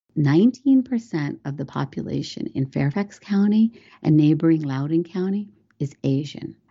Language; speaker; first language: English; early bilingual, other home language; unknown